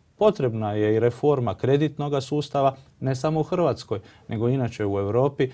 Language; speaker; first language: Croatian; early bilingual, heritage; Croatian